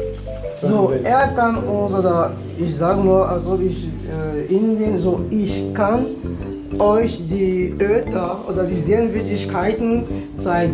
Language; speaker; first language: German; non-native, learner; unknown